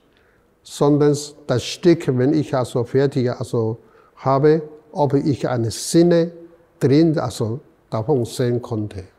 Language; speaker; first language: German; non-native, fluent; Chinese